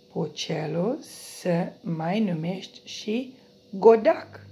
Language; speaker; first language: Romanian; non-native, learner; English